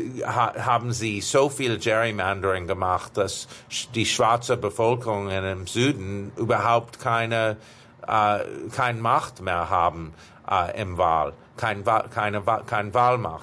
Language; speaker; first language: German; non-native, fluent; English